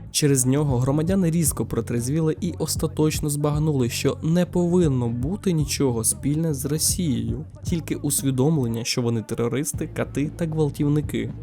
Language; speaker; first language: Ukrainian; non-native, local second language; Russian